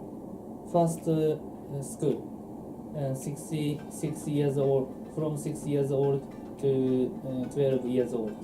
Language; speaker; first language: English; non-native, learner; Japanese